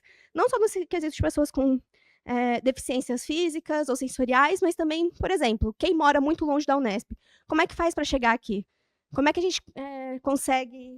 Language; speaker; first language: Portuguese; native; Portuguese